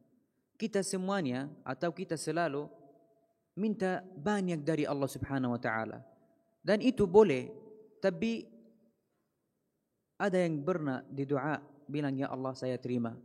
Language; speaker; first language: Indonesian; non-native, fluent; Arabic